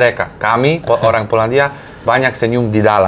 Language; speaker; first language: Indonesian; non-native, fluent; Polish